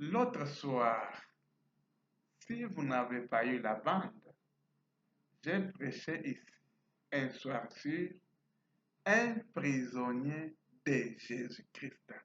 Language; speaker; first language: French; non-native, fluent; Portuguese